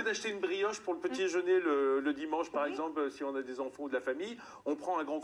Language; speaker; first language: French; native; French